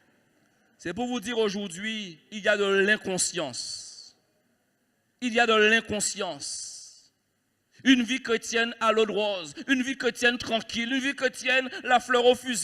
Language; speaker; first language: French; native; French